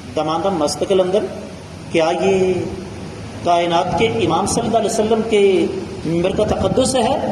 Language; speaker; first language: Urdu; non-native, local second language; Punjabi